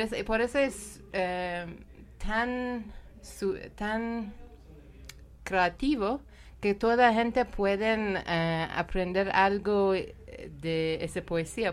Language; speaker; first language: Spanish; non-native, learner; Persian